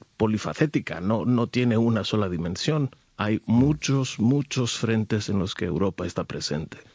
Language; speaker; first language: Spanish; non-native, fluent; Greek